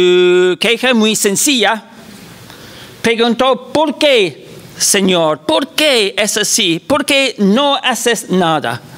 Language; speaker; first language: Spanish; non-native, fluent; English